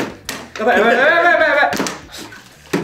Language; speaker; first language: Japanese; native; Japanese